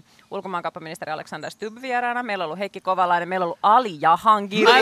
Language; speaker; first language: Finnish; native; Finnish